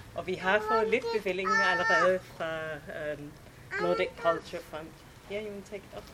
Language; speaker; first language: Danish; non-native, fluent; English